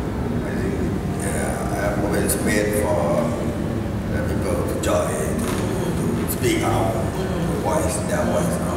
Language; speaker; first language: English; non-native, learner; Thai